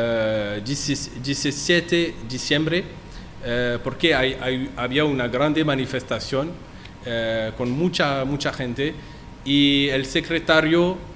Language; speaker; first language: Spanish; non-native, learner; French